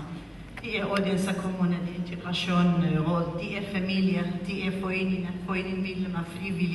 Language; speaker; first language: Danish; non-native, learner; Central Kurdish